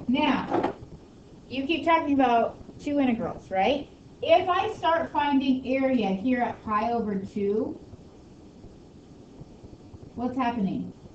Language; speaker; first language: English; native; English